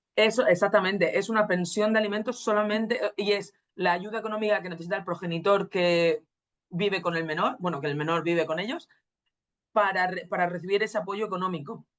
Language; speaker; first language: Spanish; native; Spanish